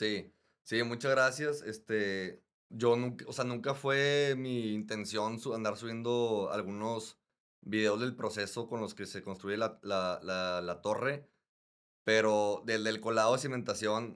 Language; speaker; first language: Spanish; native; Spanish